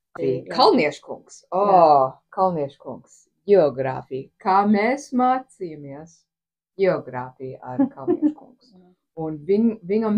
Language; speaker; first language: Latvian; early bilingual, heritage; Latvian